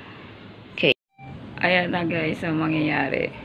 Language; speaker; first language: Filipino; native; Filipino